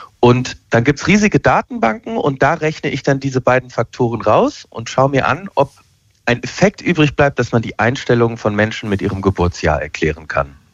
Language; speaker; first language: German; native; German